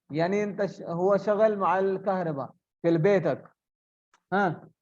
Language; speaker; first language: Arabic; non-native, learner; Urdu